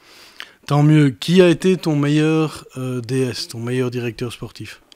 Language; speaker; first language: French; native; French